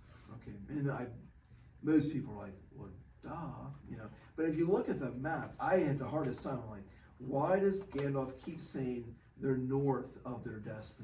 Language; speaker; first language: English; native; English